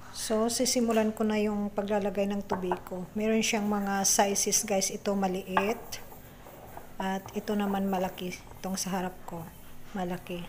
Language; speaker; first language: Filipino; non-native, local second language; Cebuano